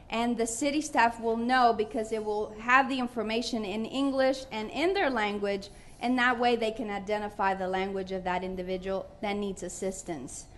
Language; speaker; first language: English; non-native, fluent; Spanish